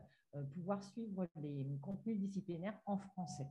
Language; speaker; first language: French; native; French